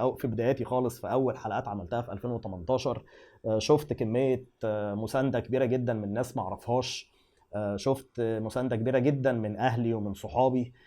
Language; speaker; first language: Egyptian Arabic; native; Egyptian Arabic